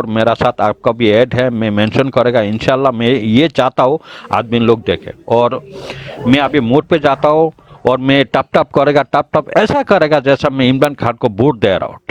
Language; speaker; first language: Hindi; non-native, learner; Bangla